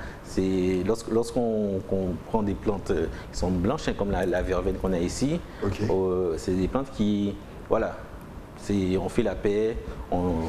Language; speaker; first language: French; native; French